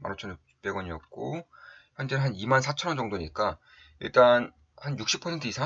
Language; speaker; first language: Korean; native; Korean